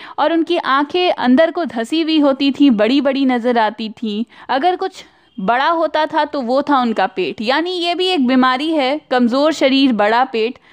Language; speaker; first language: Hindi; native; Hindi